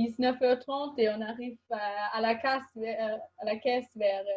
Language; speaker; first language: French; non-native, fluent; German